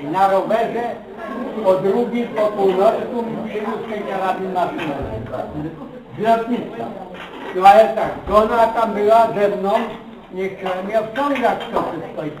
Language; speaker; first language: Polish; native; Polish